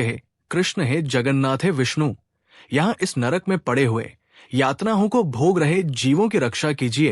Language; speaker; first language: Hindi; native; Hindi